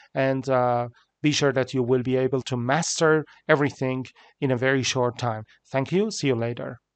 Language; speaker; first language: English; non-native, fluent; Persian